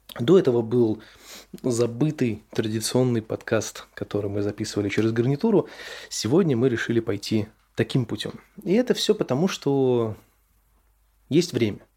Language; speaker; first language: Russian; native; Russian